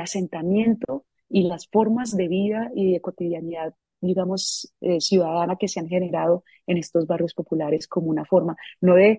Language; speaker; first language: Spanish; native; Spanish